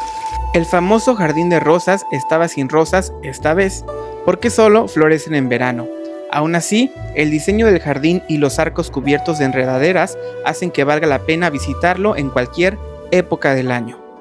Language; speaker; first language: Spanish; native; Spanish